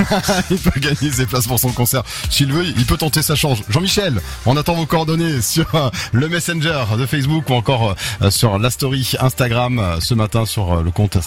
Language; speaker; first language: French; native; French